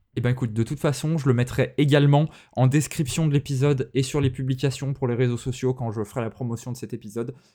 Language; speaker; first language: French; native; French